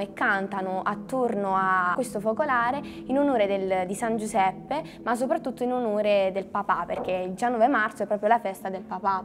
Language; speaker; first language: Italian; native; Italian